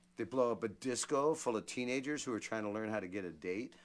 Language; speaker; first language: English; native; English